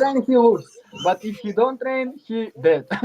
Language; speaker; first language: English; non-native, learner; Uzbek